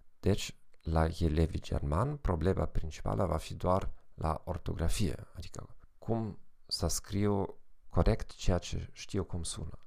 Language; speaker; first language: Romanian; non-native, fluent; German